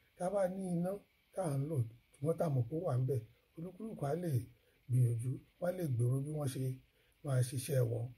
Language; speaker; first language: Yoruba; native; Yoruba